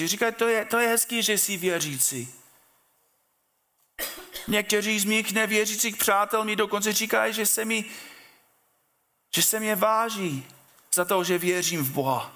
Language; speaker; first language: Czech; non-native, fluent; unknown